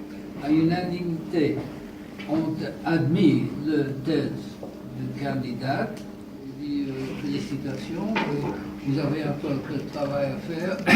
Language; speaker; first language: French; non-native, fluent; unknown